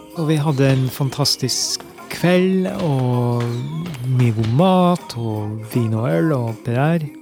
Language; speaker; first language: Norwegian; non-native, fluent; English